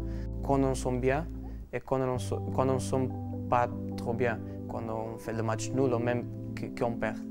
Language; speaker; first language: French; non-native, learner; Portuguese